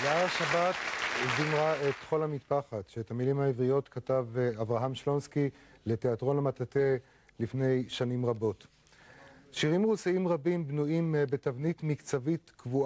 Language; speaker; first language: Hebrew; native; Hebrew